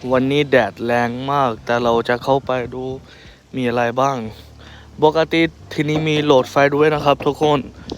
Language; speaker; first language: Thai; non-native, learner; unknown